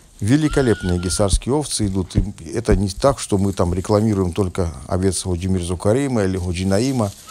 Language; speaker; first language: Russian; non-native, local second language; Tajik